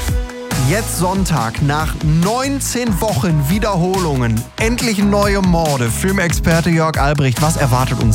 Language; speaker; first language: German; native; German